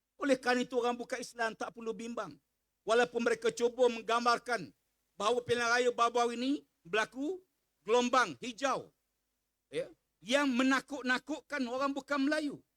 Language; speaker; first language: Malay; native; Malay